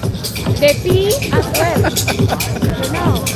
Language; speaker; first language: English; non-native, fluent; Spanish